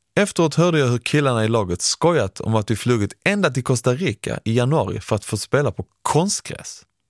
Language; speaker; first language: Swedish; early bilingual, other home language; Persian